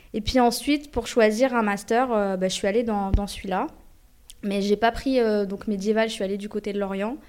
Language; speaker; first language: French; early bilingual, other home language; Arabic